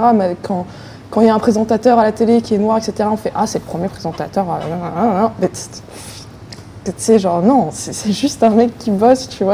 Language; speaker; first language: French; native; French